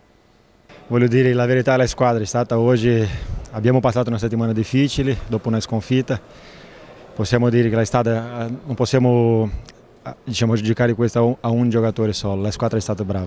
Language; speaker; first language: Italian; non-native, fluent; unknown